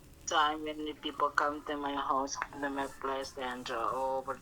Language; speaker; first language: English; non-native, learner; Indonesian